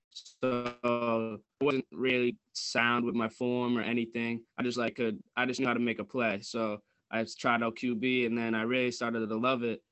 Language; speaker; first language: English; native; English